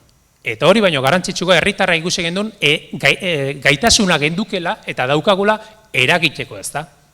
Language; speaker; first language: Basque; native; Basque